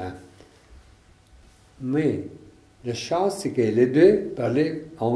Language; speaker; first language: French; non-native, learner; Italian